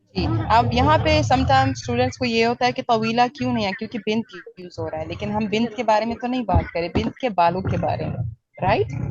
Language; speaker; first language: Urdu; native; Urdu